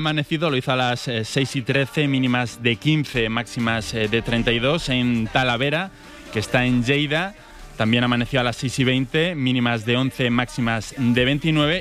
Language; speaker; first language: Spanish; native; Spanish